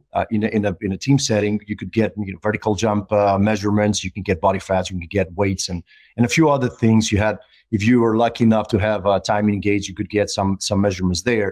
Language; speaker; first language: English; non-native, fluent; Greek